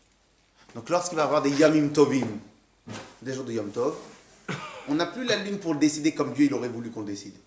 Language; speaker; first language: French; native; French